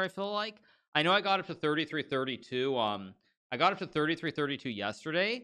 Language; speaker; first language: English; native; English